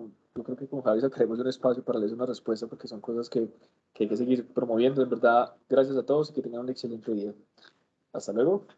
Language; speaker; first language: Spanish; native; Spanish